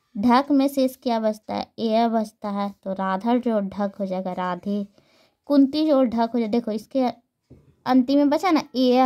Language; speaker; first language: Hindi; native; Hindi